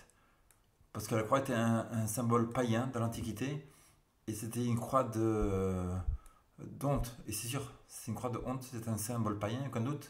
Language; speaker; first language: French; native; French